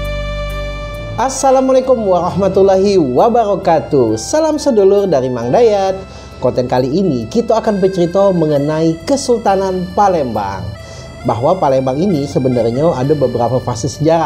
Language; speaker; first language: Indonesian; native; Indonesian